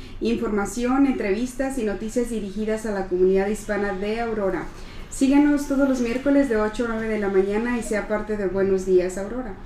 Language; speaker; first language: Spanish; native; Spanish